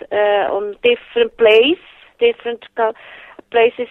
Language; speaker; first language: English; non-native, fluent; Swiss German